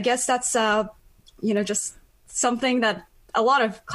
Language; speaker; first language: English; non-native, fluent; Persian